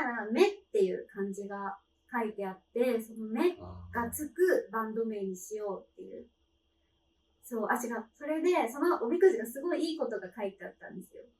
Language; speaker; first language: Japanese; native; Japanese